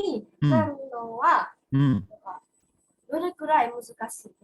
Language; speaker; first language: Japanese; non-native, learner; Indonesian